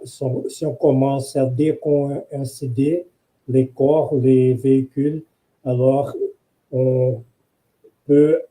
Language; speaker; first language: French; non-native, fluent; Portuguese